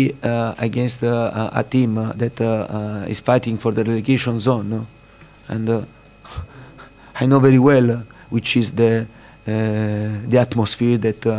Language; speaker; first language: English; non-native, fluent; Italian